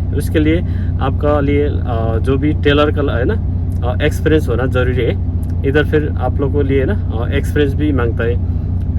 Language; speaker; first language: Hindi; non-native, learner; Nepali